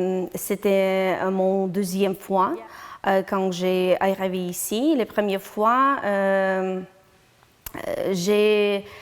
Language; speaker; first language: French; non-native, learner; Ukrainian